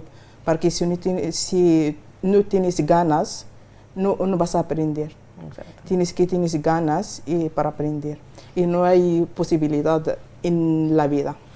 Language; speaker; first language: Spanish; non-native, learner; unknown